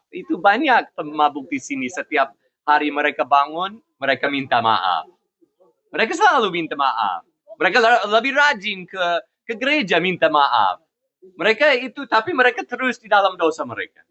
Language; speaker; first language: Indonesian; non-native, fluent; English